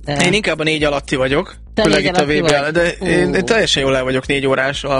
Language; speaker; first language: Hungarian; native; Hungarian